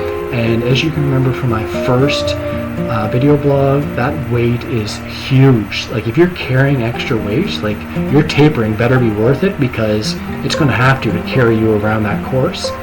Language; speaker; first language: English; native; English